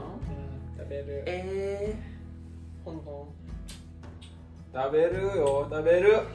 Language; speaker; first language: Japanese; non-native, learner; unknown